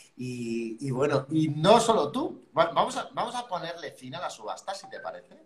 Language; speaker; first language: Spanish; native; Spanish